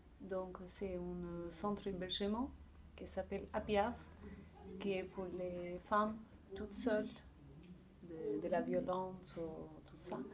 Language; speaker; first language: French; non-native, learner; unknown